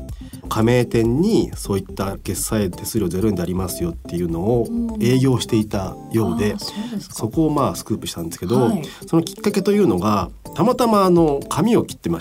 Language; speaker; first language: Japanese; native; Japanese